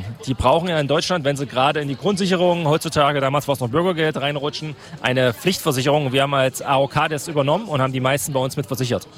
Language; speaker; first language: German; native; German